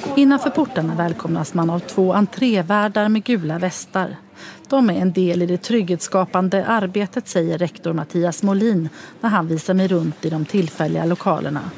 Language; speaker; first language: Swedish; native; Swedish